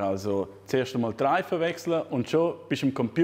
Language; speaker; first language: German; native; German